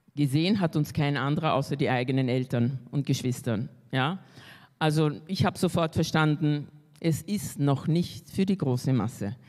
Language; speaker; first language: German; early bilingual, other home language; Spanish